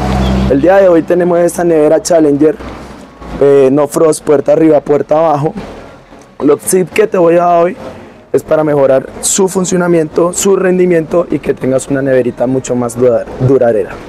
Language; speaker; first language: Spanish; native; Spanish